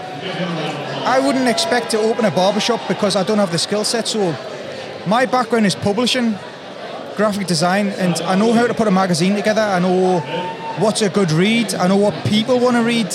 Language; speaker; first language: English; native; English